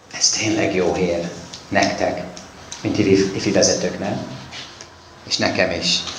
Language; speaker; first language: Hungarian; non-native, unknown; English